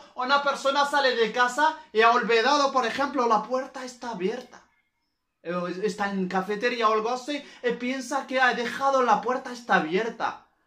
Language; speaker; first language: Spanish; non-native, fluent; Arabic